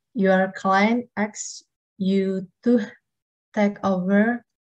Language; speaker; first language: English; non-native, learner; Indonesian